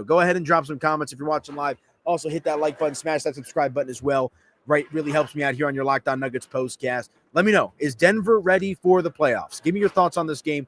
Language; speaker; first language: English; native; English